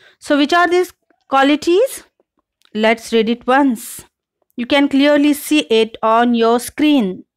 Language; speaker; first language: English; non-native, local second language; Marathi